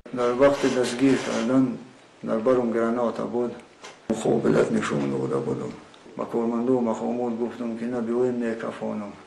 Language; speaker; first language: Tajik; non-native, local second language; Shughni